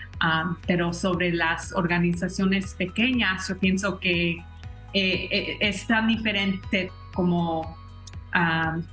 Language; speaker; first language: Spanish; early bilingual, heritage; Spanish